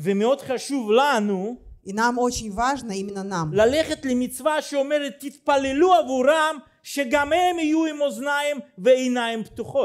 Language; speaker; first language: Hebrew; non-native, fluent; Russian